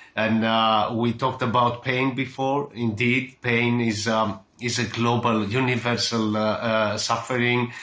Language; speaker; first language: English; non-native, fluent; Greek